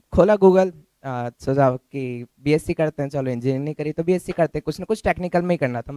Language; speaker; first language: Hindi; native; Hindi